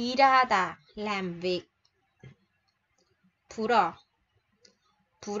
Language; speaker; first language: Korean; non-native, fluent; Vietnamese